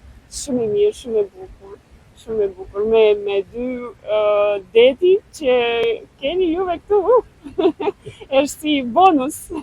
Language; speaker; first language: Albanian; non-native, learner; Russian